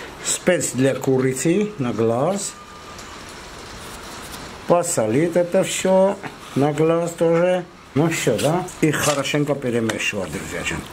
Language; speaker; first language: Russian; non-native, fluent; Armenian